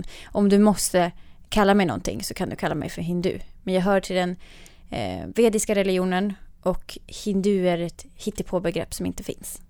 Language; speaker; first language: Swedish; native; Swedish